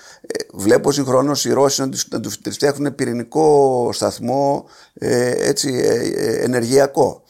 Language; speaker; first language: Greek; native; Greek